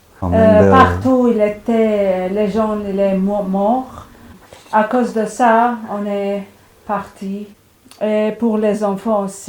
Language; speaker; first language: French; non-native, learner; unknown